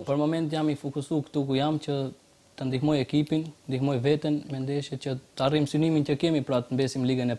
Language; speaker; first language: Albanian; native; Albanian